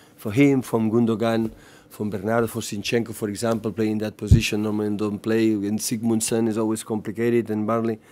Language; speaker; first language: English; non-native, fluent; Catalan